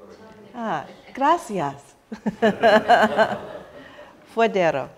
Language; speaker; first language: Spanish; non-native, learner; English